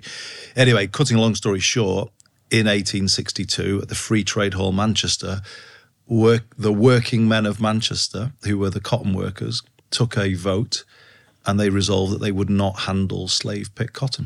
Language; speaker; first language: English; native; English